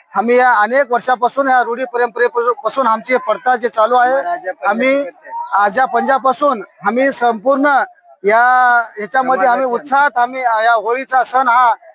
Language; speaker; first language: Marathi; non-native, local second language; Lambadi